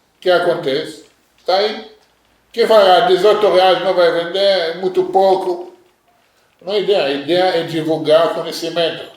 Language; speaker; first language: Portuguese; non-native, fluent; Hebrew